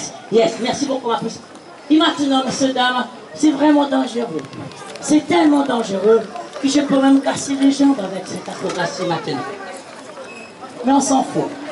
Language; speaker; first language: French; non-native, fluent; Portuguese